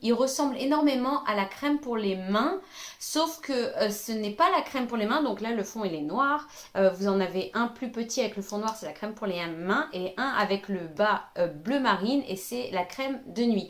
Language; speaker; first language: French; native; French